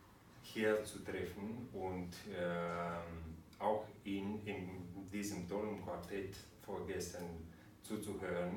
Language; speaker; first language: German; non-native, fluent; Romanian